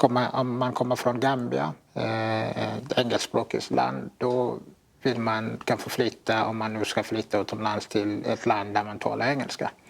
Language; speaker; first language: Swedish; non-native, fluent; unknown